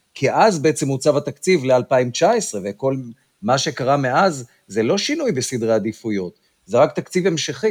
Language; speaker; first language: Hebrew; native; Hebrew